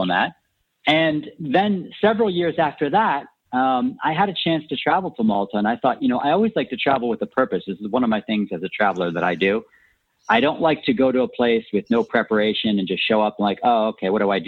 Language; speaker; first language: English; native; English